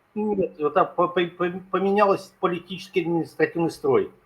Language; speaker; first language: Russian; native; Russian